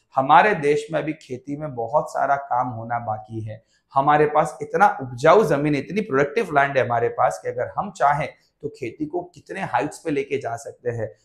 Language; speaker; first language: Hindi; non-native, local second language; Gujarati